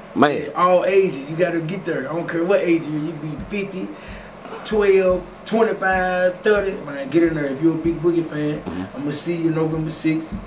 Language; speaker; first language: English; native; English